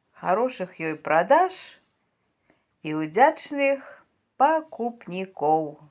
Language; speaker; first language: Belarusian; native; Belarusian